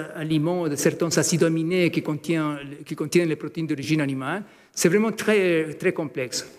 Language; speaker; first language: French; non-native, fluent; Spanish